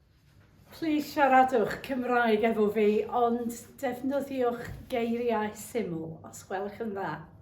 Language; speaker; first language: Welsh; non-native, learner; English